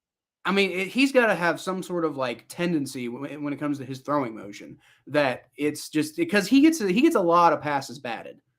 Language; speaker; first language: English; native; English